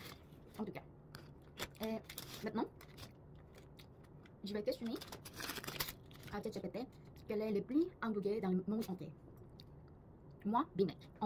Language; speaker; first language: French; non-native, learner; Korean